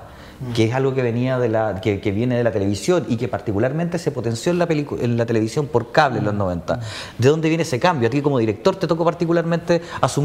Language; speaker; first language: Spanish; native; Spanish